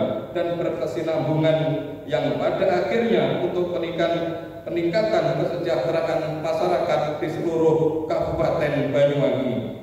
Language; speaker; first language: Indonesian; native; Indonesian